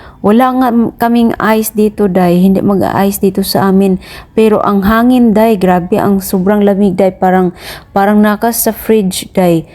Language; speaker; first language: Filipino; non-native, local second language; Cebuano